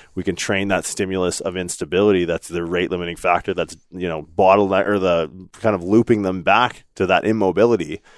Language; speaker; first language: English; native; English